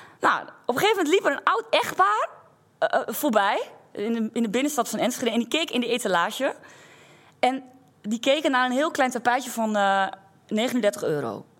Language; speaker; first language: Dutch; native; Dutch